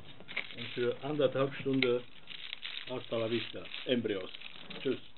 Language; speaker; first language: German; non-native, fluent; Italian